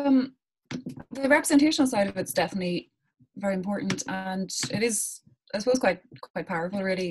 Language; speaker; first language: English; native; English